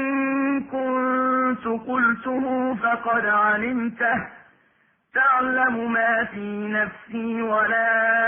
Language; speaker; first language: Arabic; native; Arabic